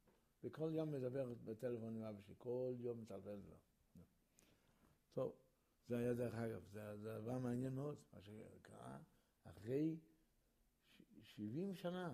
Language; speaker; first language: Hebrew; early bilingual, other home language; Yiddish